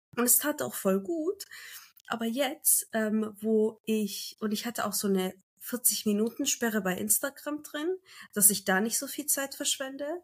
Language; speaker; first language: German; early bilingual, other home language; Turkish